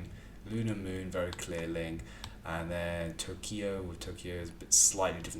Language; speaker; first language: English; native; English